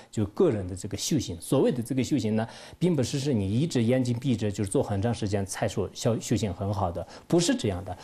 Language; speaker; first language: Chinese; non-native, local second language; Tibetan